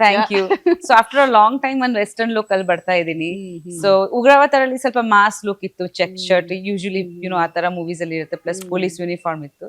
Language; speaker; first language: Kannada; non-native, local second language; Bangla